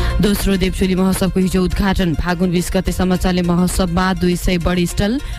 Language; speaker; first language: Nepali; native; Nepali